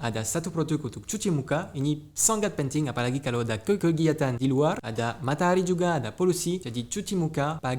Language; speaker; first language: Indonesian; non-native, fluent; French